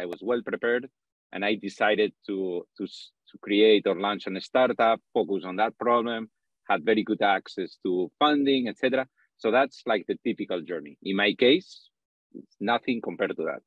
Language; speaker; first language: English; non-native, fluent; Spanish